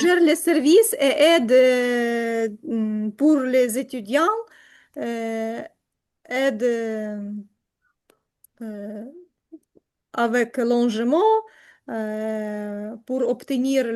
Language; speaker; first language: French; non-native, learner; Ukrainian